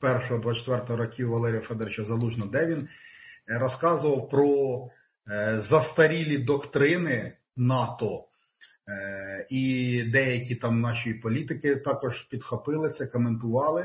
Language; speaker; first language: Ukrainian; native; Ukrainian